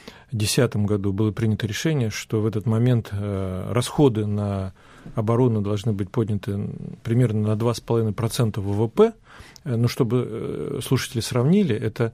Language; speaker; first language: Russian; native; Russian